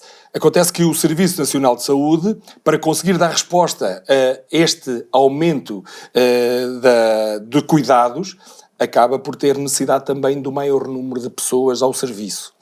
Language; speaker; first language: Portuguese; native; Portuguese